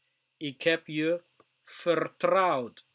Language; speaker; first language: Dutch; non-native, fluent; Somali